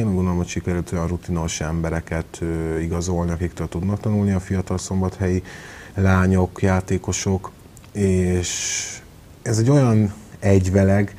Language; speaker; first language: Hungarian; native; Hungarian